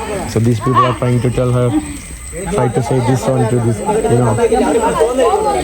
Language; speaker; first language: English; non-native, local second language; Malayalam